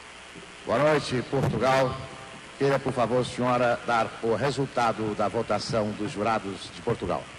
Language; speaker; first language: Portuguese; native; Portuguese